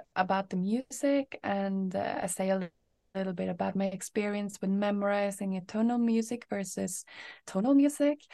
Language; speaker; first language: English; non-native, fluent; Norwegian